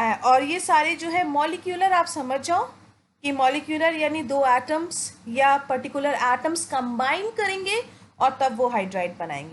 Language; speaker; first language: Hindi; native; Hindi